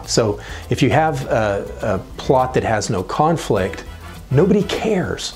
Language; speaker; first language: English; native; English